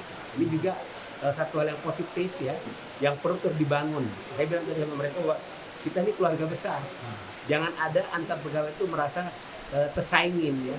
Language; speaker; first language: Indonesian; native; Indonesian